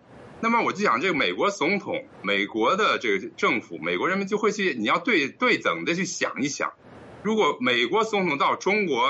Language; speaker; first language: Chinese; native; Chinese